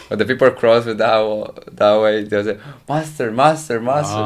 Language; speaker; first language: English; non-native, learner; Spanish